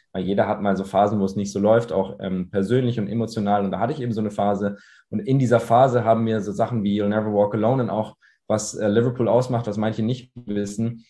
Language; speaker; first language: German; early bilingual, other home language; English